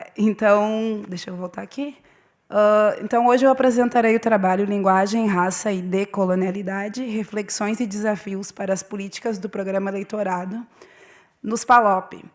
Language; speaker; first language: Portuguese; native; Portuguese